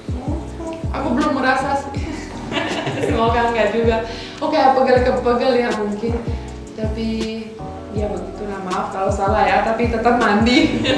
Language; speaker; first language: Indonesian; non-native, fluent; Romanian